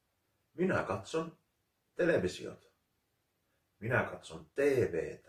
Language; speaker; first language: Finnish; native; Finnish